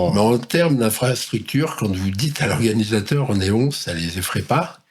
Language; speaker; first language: French; native; French